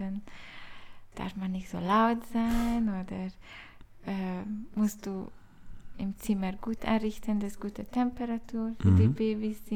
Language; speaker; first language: German; non-native, learner; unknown